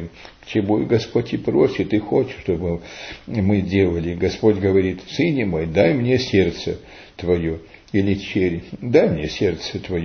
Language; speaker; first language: Russian; early bilingual, heritage; Russian